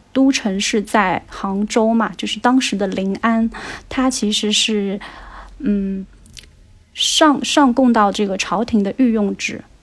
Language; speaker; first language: Chinese; native; Chinese